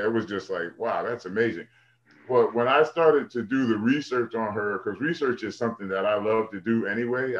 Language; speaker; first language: English; native; English